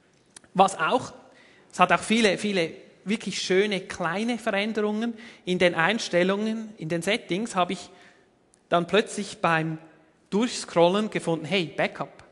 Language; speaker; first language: German; native; German